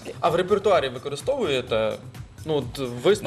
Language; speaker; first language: Ukrainian; native; Ukrainian